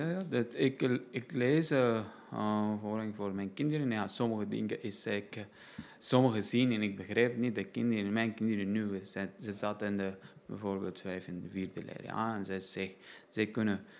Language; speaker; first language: Dutch; non-native, learner; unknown